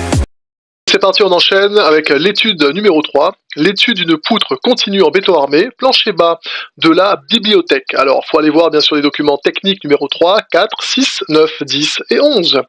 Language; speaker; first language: French; native; French